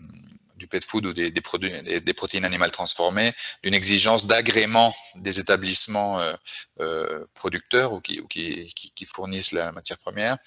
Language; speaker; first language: French; native; French